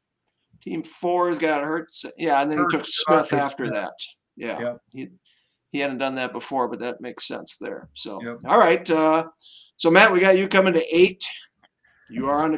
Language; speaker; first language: English; native; English